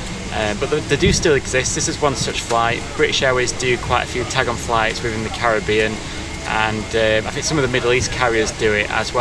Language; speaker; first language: English; native; English